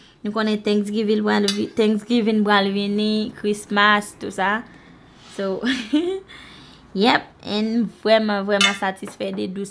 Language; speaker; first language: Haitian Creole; early bilingual, heritage; Haitian Creole